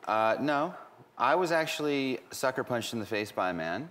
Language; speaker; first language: English; native; English